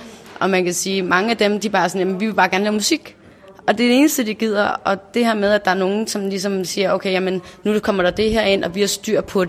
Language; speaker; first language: Danish; native; Danish